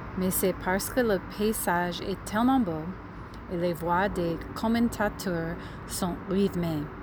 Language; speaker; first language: French; non-native, learner; English